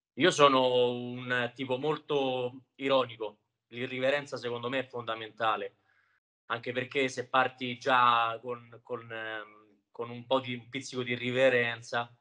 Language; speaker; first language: Italian; native; Italian